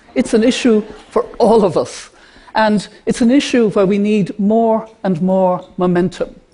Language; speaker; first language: English; native; English